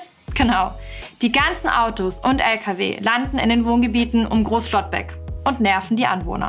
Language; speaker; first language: German; native; German